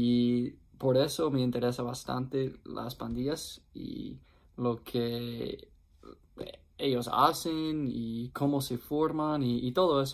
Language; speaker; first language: Spanish; non-native, fluent; English